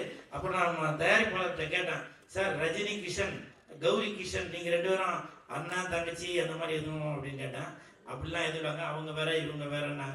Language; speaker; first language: Tamil; native; Tamil